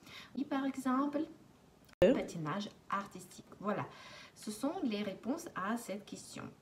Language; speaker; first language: French; non-native, fluent; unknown